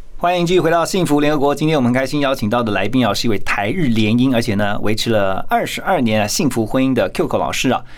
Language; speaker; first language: Chinese; native; Chinese